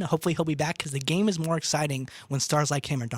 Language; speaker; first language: English; native; English